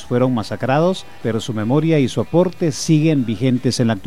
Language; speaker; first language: Spanish; native; Spanish